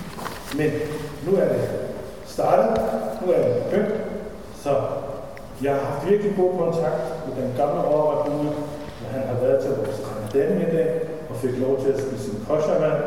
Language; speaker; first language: Danish; non-native, fluent; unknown